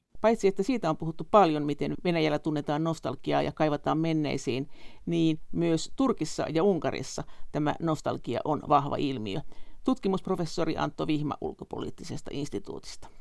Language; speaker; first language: Finnish; native; Finnish